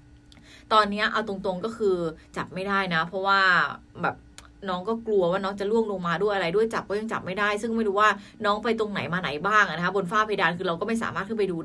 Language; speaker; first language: Thai; native; Thai